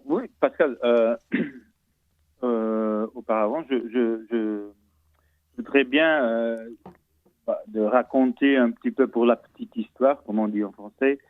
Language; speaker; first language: French; non-native, fluent; Portuguese